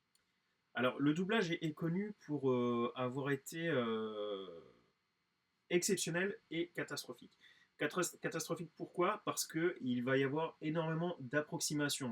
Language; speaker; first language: French; native; French